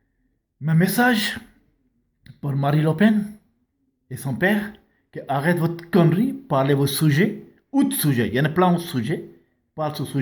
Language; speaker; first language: French; non-native, learner; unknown